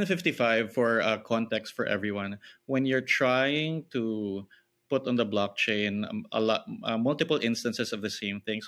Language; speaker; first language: English; non-native, local second language; Filipino